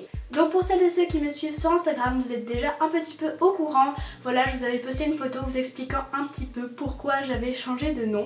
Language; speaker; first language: French; native; French